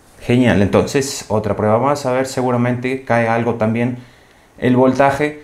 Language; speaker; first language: Spanish; native; Spanish